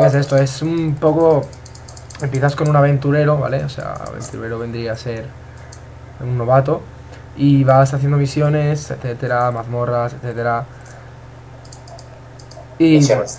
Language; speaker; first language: Spanish; native; Spanish